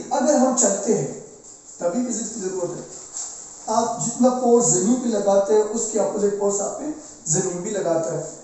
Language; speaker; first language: Urdu; non-native, local second language; Pashto